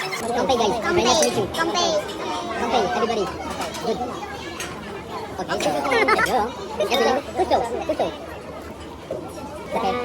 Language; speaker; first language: English; non-native, fluent; French